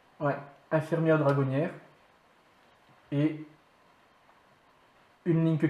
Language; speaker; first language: French; native; French